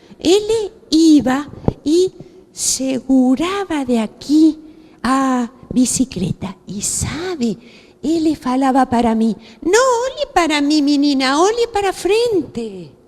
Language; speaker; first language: Portuguese; non-native, fluent; Spanish